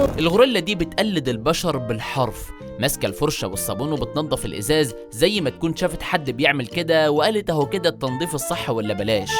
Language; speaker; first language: Arabic; native; Arabic